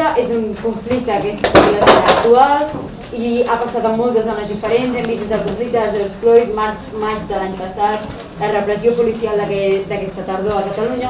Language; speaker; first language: Catalan; native; Catalan